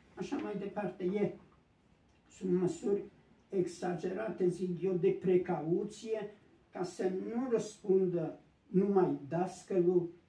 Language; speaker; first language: Romanian; native; Romanian